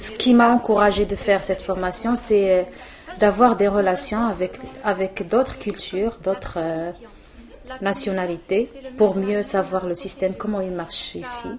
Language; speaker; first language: French; non-native, local second language; Arabic